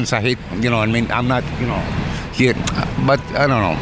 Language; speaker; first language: English; non-native, learner; Greek